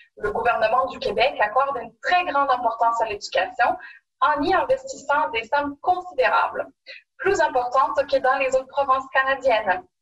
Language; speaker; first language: French; native; French